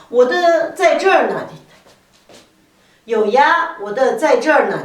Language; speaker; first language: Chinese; non-native, fluent; Kazakh